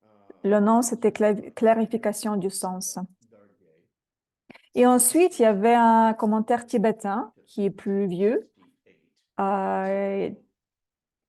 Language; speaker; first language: French; non-native, fluent; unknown